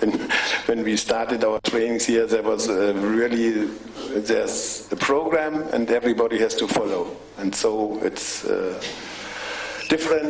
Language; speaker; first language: English; non-native, fluent; German